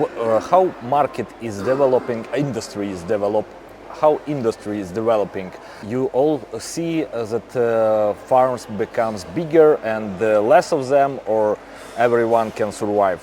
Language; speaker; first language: English; non-native, fluent; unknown